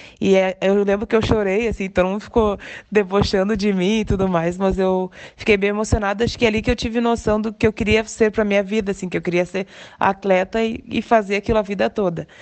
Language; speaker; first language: Portuguese; native; Portuguese